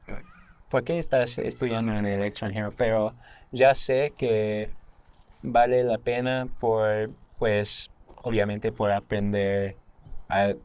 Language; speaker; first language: Spanish; non-native, fluent; English